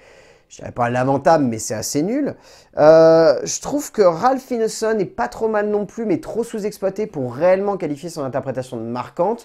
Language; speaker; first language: French; native; French